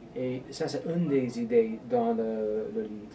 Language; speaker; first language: French; non-native, learner; English